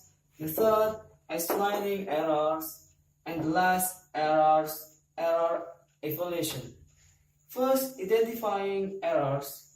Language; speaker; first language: English; non-native, learner; Indonesian